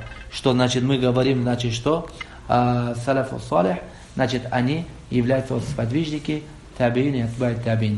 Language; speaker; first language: Russian; non-native, local second language; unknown